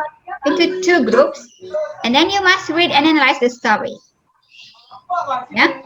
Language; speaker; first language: English; non-native, fluent; Indonesian